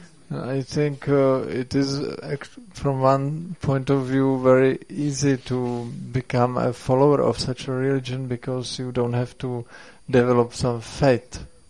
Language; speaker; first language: English; non-native, fluent; Czech